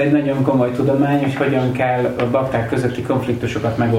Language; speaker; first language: Hungarian; native; Hungarian